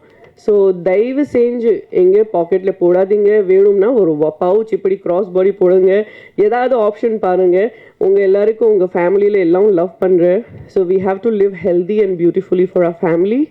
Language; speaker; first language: Tamil; non-native, fluent; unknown